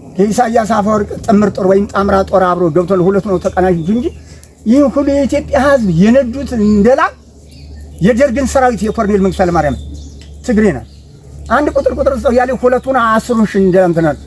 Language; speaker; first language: Amharic; native; Amharic